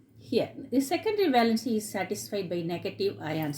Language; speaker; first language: English; non-native, local second language; Tamil